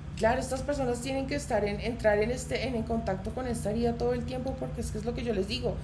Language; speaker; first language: Spanish; native; Spanish